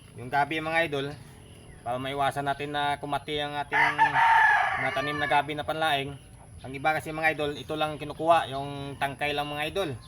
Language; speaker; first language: Filipino; non-native, local second language; Cebuano